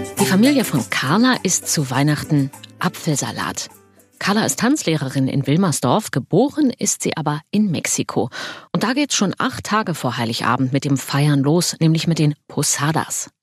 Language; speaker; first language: German; native; German